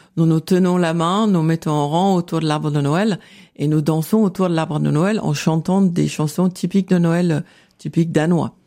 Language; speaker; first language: French; non-native, fluent; Danish